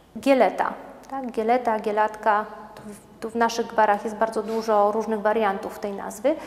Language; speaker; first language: Polish; native; Polish